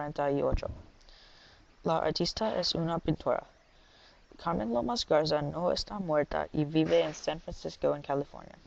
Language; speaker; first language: Spanish; non-native, learner; English